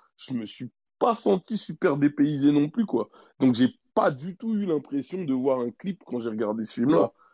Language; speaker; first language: French; native; French